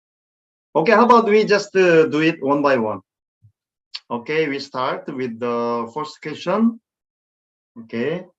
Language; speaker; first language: English; non-native, fluent; Korean